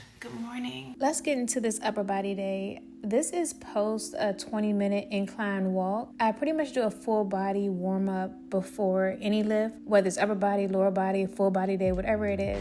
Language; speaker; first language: English; native; English